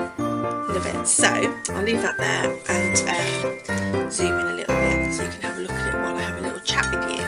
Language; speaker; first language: English; native; English